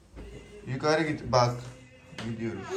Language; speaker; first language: Turkish; non-native, learner; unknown